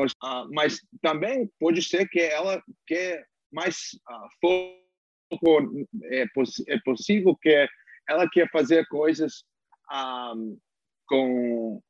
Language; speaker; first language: Portuguese; non-native, learner; English